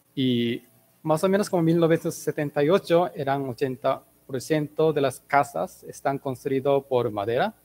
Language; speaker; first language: Spanish; non-native, fluent; Japanese